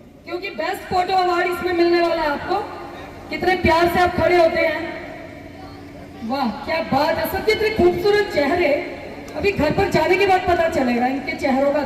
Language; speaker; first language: Hindi; native; Hindi